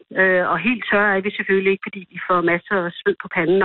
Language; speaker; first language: Danish; native; Danish